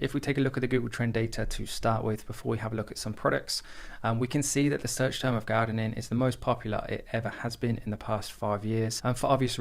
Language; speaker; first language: English; native; English